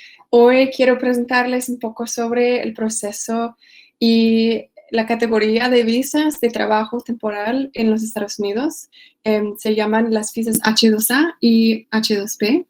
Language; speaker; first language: Spanish; non-native, fluent; English